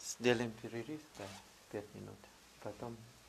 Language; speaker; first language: Russian; non-native, learner; Thai